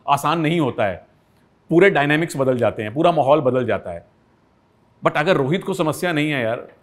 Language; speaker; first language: Hindi; native; Hindi